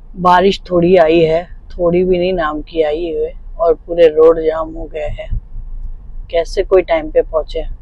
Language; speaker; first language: Hindi; non-native, local second language; Marathi